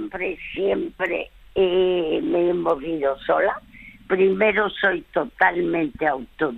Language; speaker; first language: Spanish; early bilingual, other home language; French